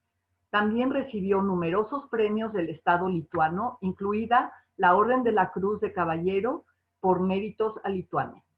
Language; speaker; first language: Spanish; native; Spanish